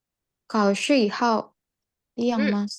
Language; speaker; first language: Chinese; non-native, learner; Indonesian